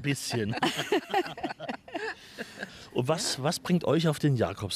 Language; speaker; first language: German; native; German